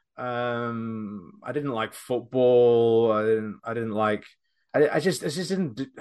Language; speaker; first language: English; native; English